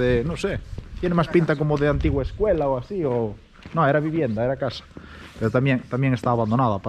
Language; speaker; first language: Spanish; native; Spanish